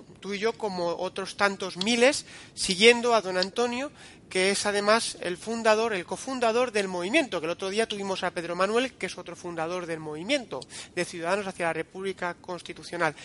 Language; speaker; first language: Spanish; native; Spanish